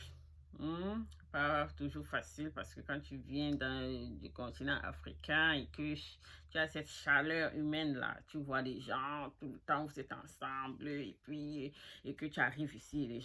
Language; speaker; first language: French; non-native, local second language; Fula